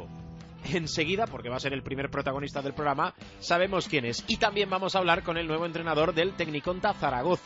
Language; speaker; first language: Spanish; native; Spanish